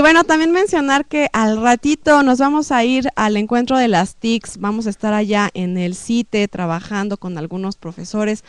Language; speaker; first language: Spanish; native; Spanish